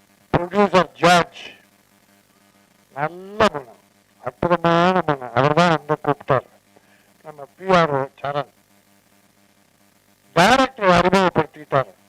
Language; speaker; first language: Tamil; native; Tamil